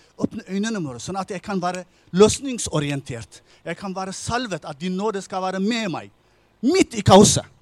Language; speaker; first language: Norwegian; non-native, fluent; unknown